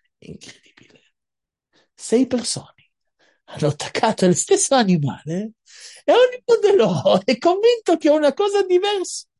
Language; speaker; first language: Italian; non-native, fluent; Hebrew